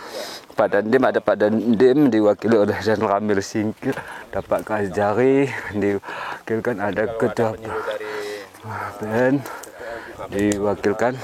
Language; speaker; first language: Indonesian; native; Indonesian